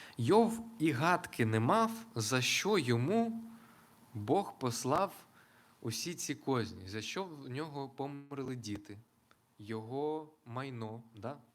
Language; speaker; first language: Ukrainian; non-native, local second language; Russian